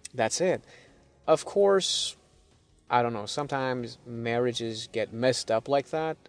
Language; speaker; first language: English; non-native, fluent; Persian